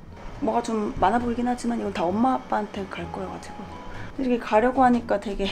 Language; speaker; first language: Korean; native; Korean